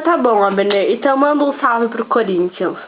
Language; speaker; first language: Portuguese; native; Portuguese